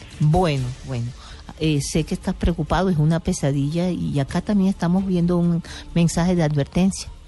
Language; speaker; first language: Spanish; native; Spanish